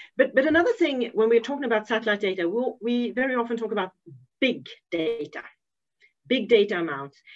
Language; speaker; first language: English; non-native, fluent; Swedish